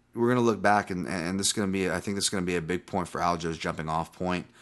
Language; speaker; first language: English; native; English